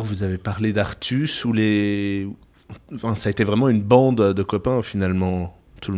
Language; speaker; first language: French; native; French